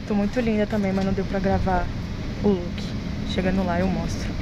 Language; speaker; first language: Portuguese; native; Portuguese